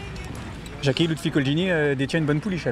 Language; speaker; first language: French; native; French